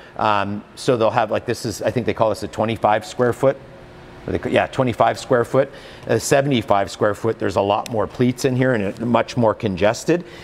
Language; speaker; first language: English; native; English